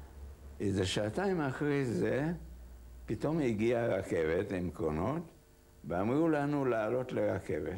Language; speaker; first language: Hebrew; non-native, fluent; Hungarian